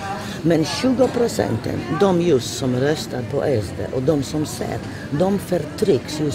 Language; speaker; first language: Swedish; non-native, fluent; Polish